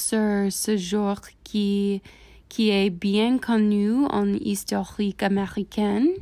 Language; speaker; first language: French; non-native, learner; English